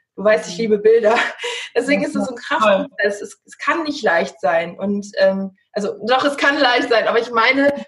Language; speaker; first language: German; early bilingual, heritage; German